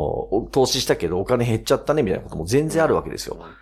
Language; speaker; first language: Japanese; native; Japanese